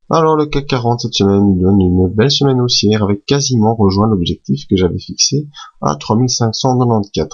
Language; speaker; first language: French; native; French